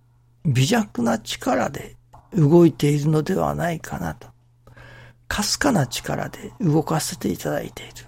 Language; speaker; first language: Japanese; native; Japanese